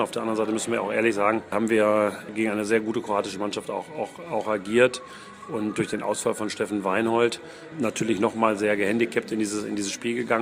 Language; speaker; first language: German; native; German